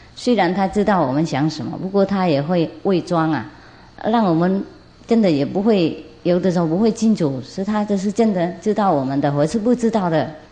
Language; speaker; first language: Chinese; non-native, fluent; Vietnamese